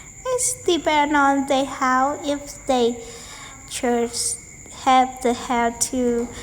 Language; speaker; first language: English; non-native, learner; Vietnamese